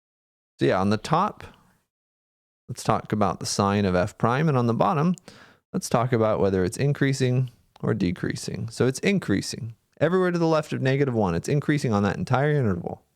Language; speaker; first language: English; native; English